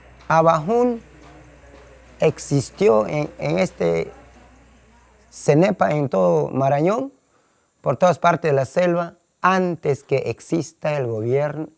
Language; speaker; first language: Spanish; non-native, local second language; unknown